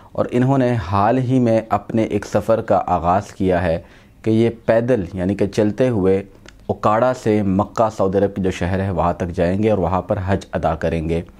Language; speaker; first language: Urdu; non-native, local second language; Punjabi